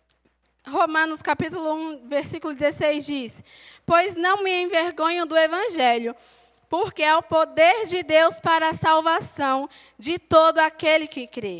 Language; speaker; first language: Portuguese; native; Portuguese